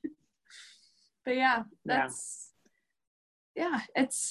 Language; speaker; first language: English; native; English